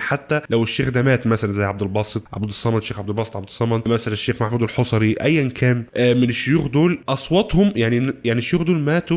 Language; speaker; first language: Arabic; native; Arabic